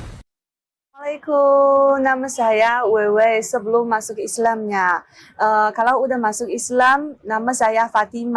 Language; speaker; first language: Indonesian; non-native, learner; Chinese